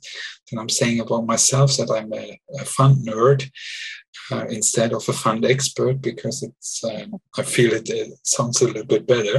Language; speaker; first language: English; non-native, learner; German